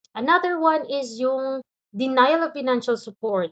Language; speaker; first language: English; non-native, local second language; Filipino